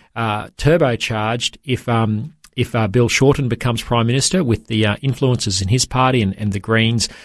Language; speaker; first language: English; native; English